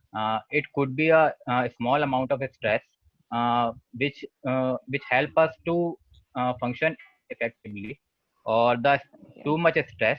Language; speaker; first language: English; non-native, learner; Hindi